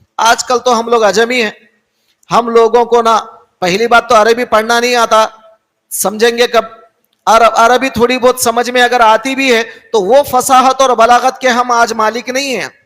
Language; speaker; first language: Urdu; native; Urdu